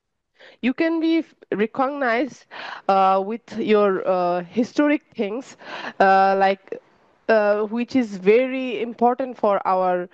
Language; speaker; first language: English; non-native, learner; Bangla